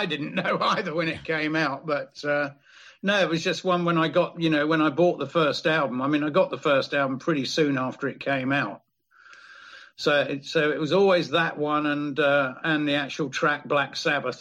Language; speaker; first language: English; native; English